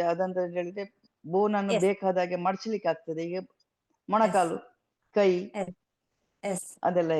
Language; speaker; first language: Kannada; native; Kannada